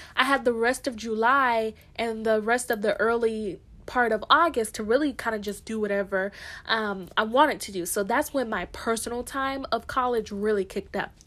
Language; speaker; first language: English; early bilingual, other home language; Haitian Creole